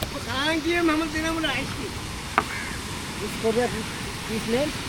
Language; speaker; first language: English; non-native, learner; Sinhala